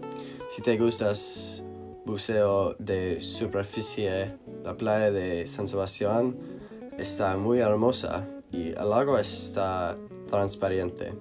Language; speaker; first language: Spanish; non-native, learner; English